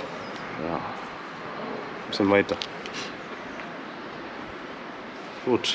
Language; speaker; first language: German; non-native, learner; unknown